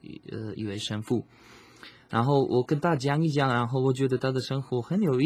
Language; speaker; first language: Chinese; non-native, fluent; Slovak